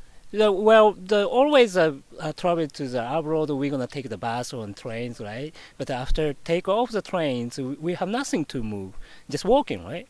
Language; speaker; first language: English; non-native, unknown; Japanese